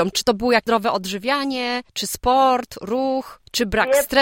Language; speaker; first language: Polish; native; Polish